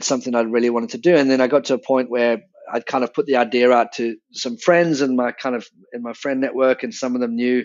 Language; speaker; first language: English; native; English